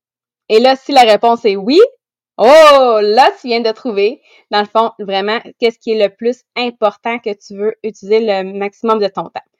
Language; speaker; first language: French; native; French